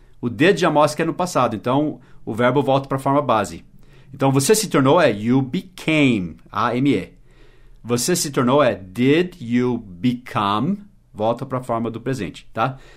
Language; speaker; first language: Portuguese; early bilingual, other home language; English